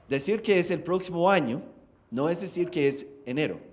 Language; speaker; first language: Spanish; non-native, fluent; English